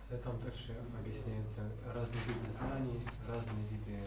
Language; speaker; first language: Russian; native; Russian